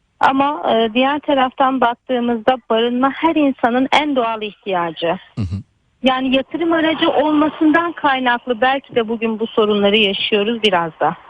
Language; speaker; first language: Turkish; native; Turkish